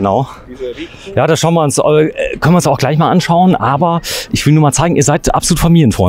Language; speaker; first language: German; native; German